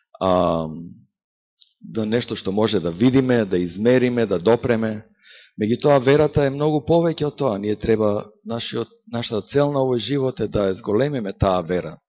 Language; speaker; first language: Macedonian; native; Macedonian